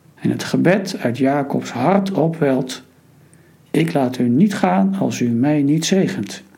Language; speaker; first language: Dutch; native; Dutch